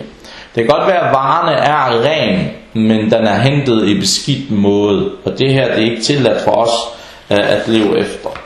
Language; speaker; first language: Danish; non-native, fluent; Arabic